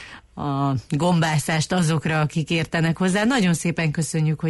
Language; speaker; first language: Hungarian; native; Hungarian